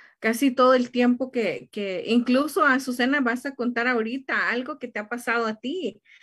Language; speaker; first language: Spanish; native; Spanish